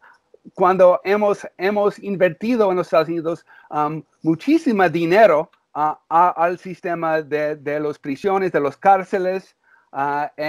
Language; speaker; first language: Spanish; early bilingual, heritage; English